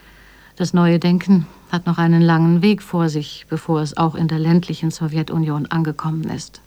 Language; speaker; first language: German; native; German